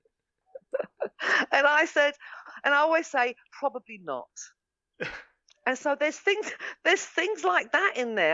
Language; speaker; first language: English; native; English